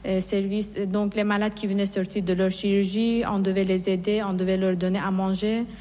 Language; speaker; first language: French; non-native, fluent; Persian